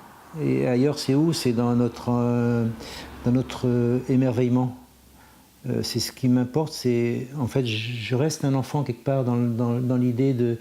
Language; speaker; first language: French; native; French